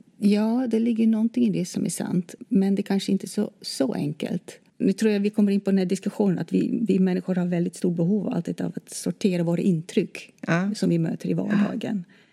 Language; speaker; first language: Swedish; non-native, fluent; Dutch